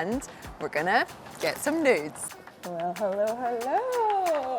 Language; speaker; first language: English; native; English